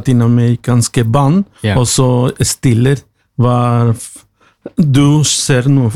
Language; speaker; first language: Norwegian; non-native, learner; Spanish